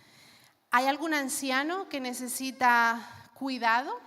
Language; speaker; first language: Spanish; native; Spanish